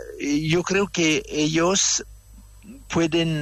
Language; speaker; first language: Spanish; non-native, fluent; French